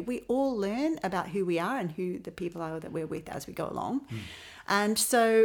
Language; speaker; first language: English; native; English